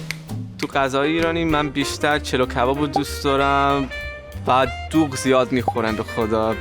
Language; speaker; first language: Persian; non-native, fluent; English